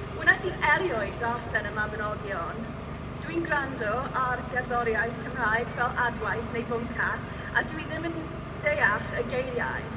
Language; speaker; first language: Welsh; non-native, local second language; English